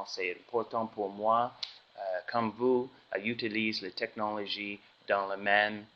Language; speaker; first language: French; non-native, learner; English